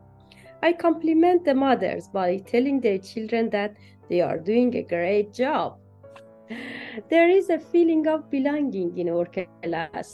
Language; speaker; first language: English; non-native, fluent; Persian